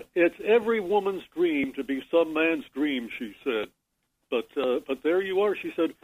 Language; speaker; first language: English; native; English